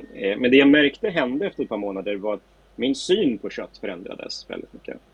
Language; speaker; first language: Swedish; native; Swedish